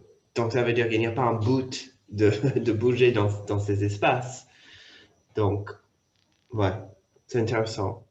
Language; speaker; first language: French; non-native, fluent; English